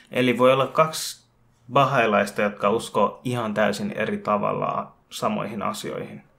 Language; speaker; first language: Finnish; early bilingual, other home language; Bangla